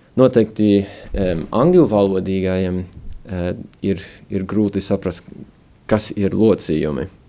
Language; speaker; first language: Latvian; early bilingual, heritage; Latvian